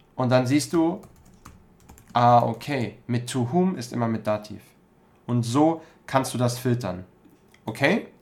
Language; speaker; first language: German; native; German